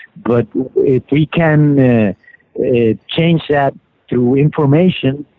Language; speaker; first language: English; non-native, fluent; Spanish